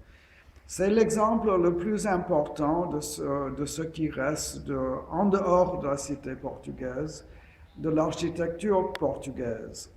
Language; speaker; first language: French; non-native, fluent; English